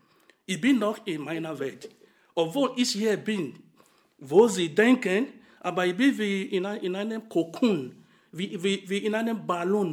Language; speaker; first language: German; non-native, fluent; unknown